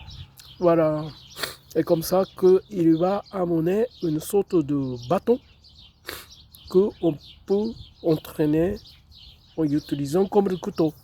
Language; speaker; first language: French; non-native, fluent; Japanese